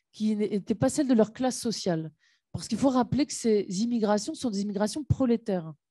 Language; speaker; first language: French; native; French